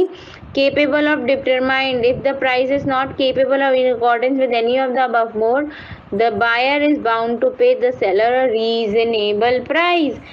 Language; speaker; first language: English; non-native, local second language; Hindi